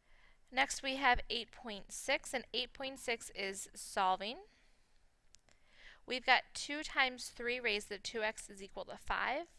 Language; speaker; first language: English; native; English